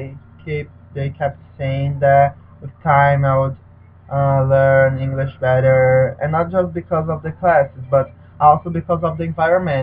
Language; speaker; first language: English; non-native, learner; Portuguese